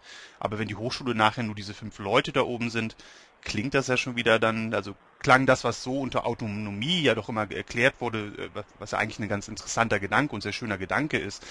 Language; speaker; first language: German; native; German